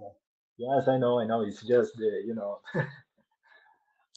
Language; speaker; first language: English; non-native, learner; Portuguese